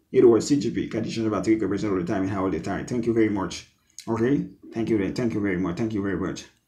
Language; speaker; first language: English; non-native, learner; Haitian Creole